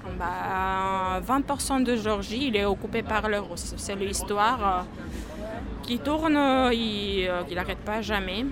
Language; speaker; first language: French; non-native, learner; Georgian